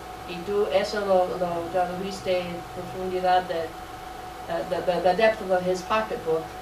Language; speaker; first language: Spanish; non-native, fluent; English